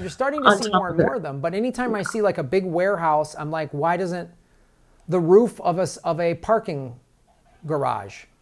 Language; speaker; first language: English; native; English